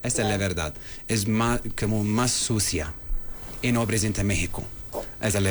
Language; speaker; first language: Spanish; non-native, learner; Arabic